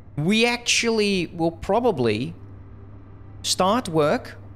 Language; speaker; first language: English; non-native, fluent; Dutch